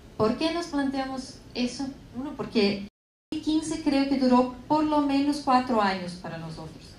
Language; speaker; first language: Spanish; non-native, fluent; Portuguese